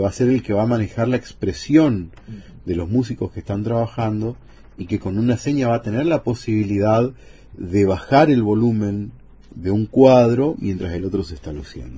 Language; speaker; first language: Spanish; native; Spanish